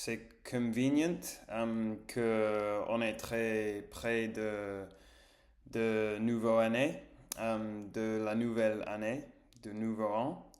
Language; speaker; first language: French; non-native, learner; English